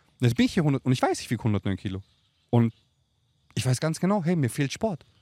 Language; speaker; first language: German; early bilingual, other home language; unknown